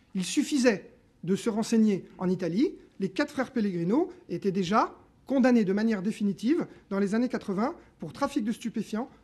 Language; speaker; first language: French; native; French